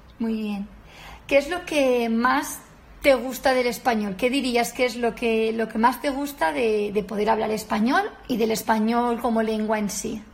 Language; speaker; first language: Spanish; native; Spanish